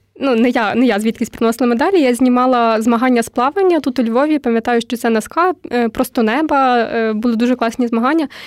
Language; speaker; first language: Ukrainian; native; Ukrainian